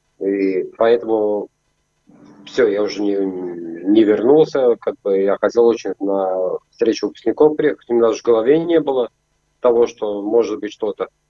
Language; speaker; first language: Russian; native; Russian